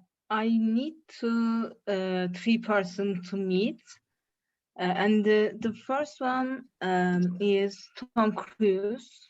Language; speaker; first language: English; non-native, learner; Turkish